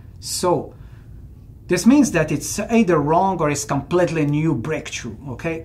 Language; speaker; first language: English; non-native, fluent; Arabic